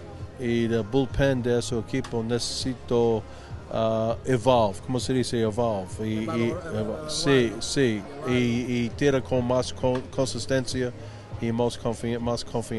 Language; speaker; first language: Spanish; non-native, learner; English